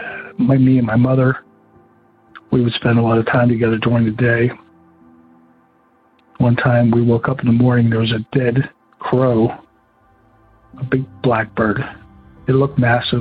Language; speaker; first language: English; native; English